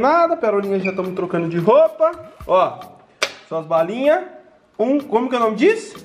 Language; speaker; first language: Portuguese; native; Portuguese